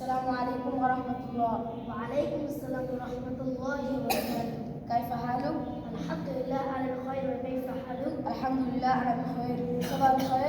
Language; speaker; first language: Arabic; non-native, learner; Bangla